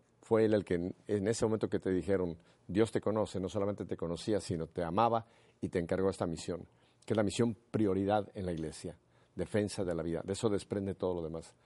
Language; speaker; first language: Spanish; native; Spanish